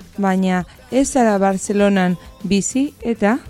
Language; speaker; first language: Basque; non-native, learner; Spanish